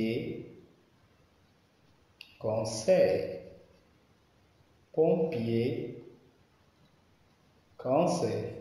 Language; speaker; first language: French; non-native, local second language; Arabic